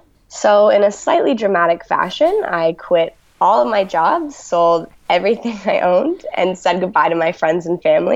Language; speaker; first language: English; native; English